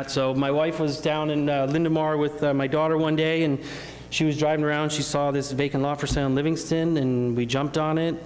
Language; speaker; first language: English; native; English